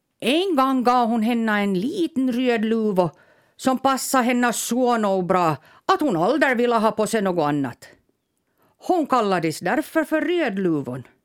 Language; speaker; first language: Swedish; native; Swedish